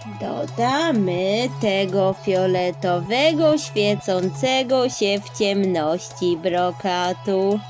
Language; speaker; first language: Polish; early bilingual, heritage; Polish